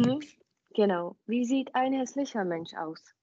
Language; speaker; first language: German; non-native, fluent; Czech